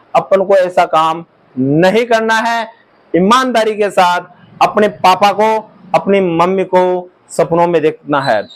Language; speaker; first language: Hindi; native; Hindi